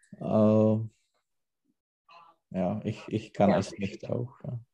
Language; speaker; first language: German; non-native, learner; Czech